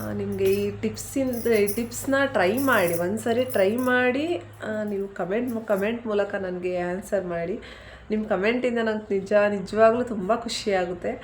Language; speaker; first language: Kannada; native; Kannada